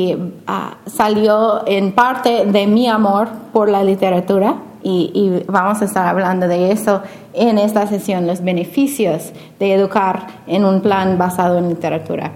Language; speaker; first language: Spanish; non-native, fluent; English